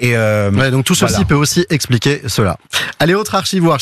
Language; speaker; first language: French; native; French